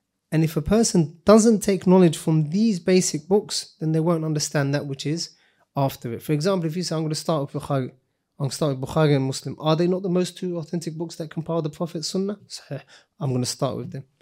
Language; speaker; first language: English; native; English